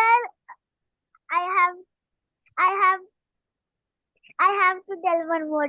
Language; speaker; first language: English; non-native, learner; Hindi